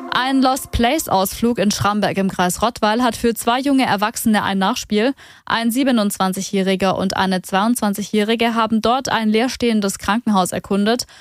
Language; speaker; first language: German; native; German